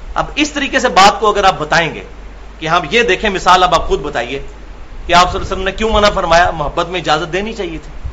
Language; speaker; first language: Urdu; non-native, local second language; Punjabi